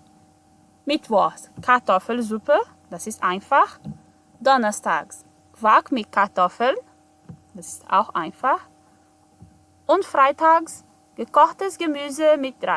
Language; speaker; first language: German; non-native, fluent; Portuguese